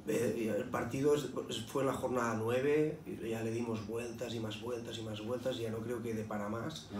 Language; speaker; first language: Spanish; non-native, local second language; Catalan